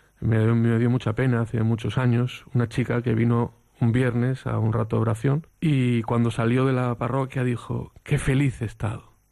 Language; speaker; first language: Spanish; native; Spanish